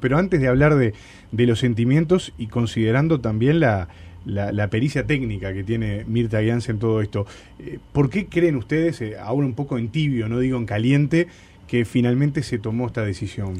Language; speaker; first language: Spanish; native; Spanish